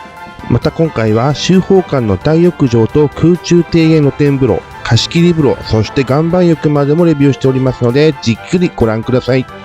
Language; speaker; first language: Japanese; native; Japanese